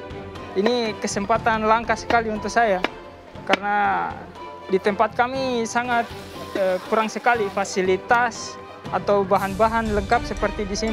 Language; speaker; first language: Indonesian; non-native, local second language; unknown